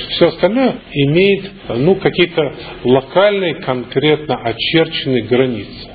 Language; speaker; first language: Russian; native; Russian